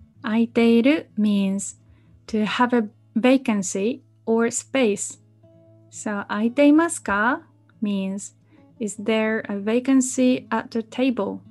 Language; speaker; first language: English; non-native, fluent; Japanese